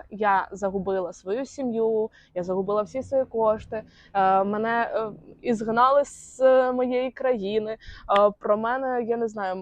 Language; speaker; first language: Ukrainian; non-native, local second language; Russian